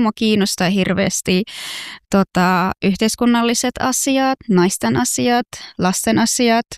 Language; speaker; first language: Finnish; non-native, fluent; Persian